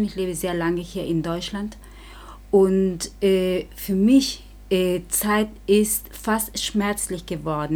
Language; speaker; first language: German; non-native, fluent; Spanish